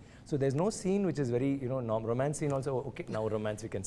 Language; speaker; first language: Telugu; non-native, learner; Tamil